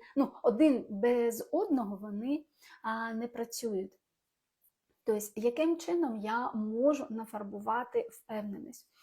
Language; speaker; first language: Ukrainian; non-native, local second language; Russian